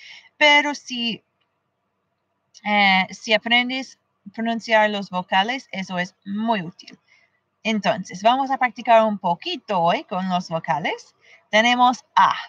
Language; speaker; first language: Spanish; non-native, fluent; English